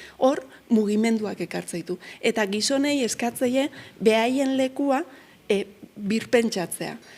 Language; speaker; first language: Basque; native; Basque